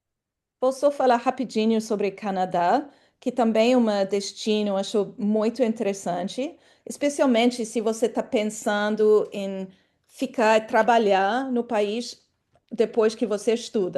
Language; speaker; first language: Portuguese; non-native, fluent; English